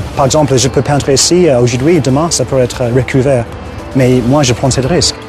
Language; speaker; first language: French; non-native, fluent; English